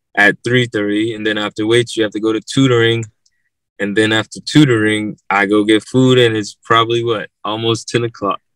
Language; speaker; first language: English; native; English